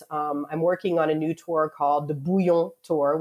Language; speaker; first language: English; native; English